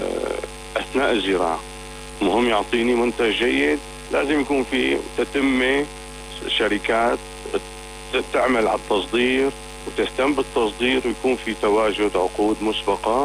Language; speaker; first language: Arabic; native; Arabic